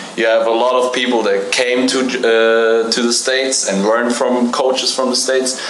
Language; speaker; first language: English; non-native, fluent; German